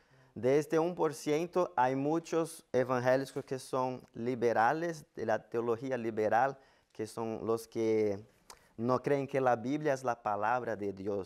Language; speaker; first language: Spanish; non-native, fluent; Portuguese